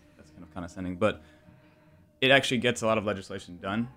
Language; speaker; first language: English; native; English